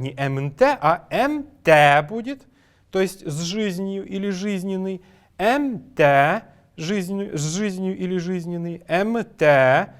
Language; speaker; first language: Russian; native; Russian